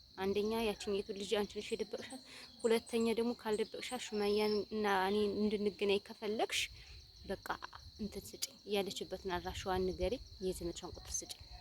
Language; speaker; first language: Amharic; native; Amharic